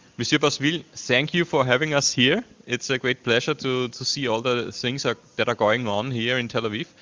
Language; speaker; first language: English; non-native, fluent; German